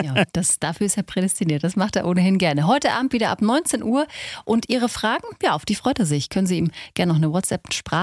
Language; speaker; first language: German; native; German